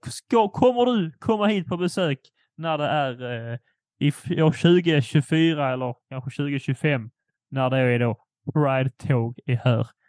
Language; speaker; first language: Swedish; early bilingual, other home language; Polish